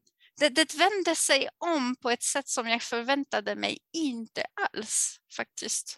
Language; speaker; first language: Swedish; non-native, fluent; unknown